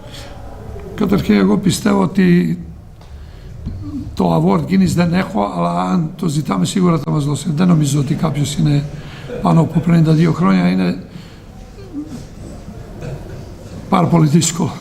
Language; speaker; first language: Greek; non-native, fluent; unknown